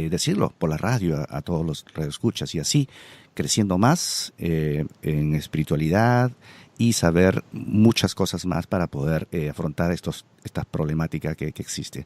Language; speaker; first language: Spanish; native; Spanish